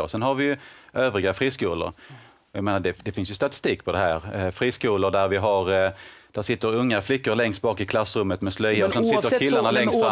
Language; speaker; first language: Swedish; native; Swedish